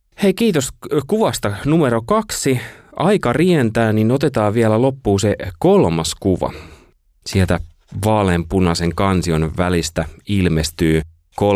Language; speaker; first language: Finnish; native; Finnish